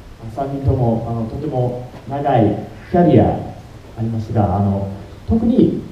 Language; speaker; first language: Japanese; non-native, fluent; English